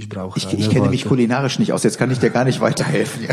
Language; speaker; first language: German; native; German